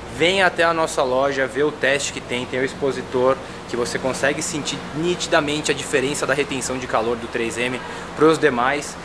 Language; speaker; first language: Portuguese; native; Portuguese